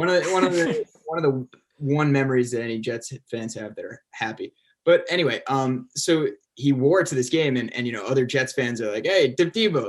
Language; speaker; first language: English; native; English